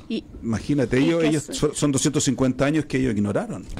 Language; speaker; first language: Spanish; native; Spanish